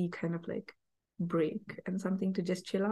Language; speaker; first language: English; non-native, local second language; Tamil